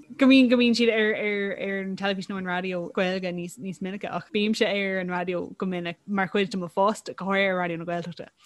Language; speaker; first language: Irish; non-native, local second language; English